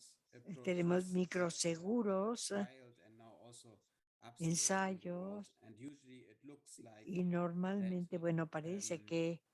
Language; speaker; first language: Spanish; non-native, fluent; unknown